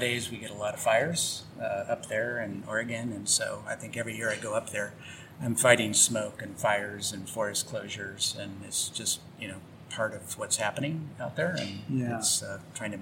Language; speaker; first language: English; native; English